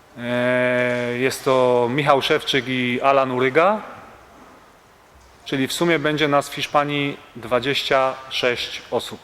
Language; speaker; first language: Polish; native; Polish